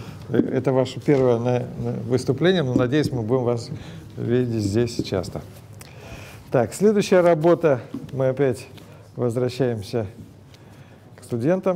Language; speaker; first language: Russian; native; Russian